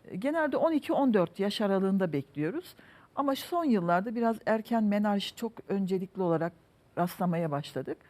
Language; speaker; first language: Turkish; native; Turkish